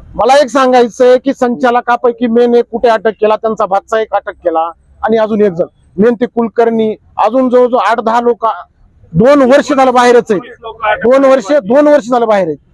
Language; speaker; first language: Marathi; native; Marathi